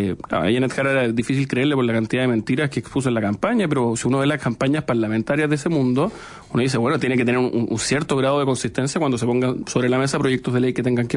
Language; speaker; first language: Spanish; native; Spanish